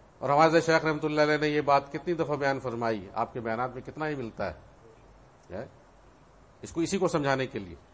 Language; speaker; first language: Urdu; native; Urdu